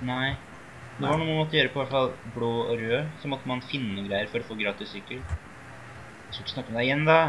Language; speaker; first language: Norwegian; native; Norwegian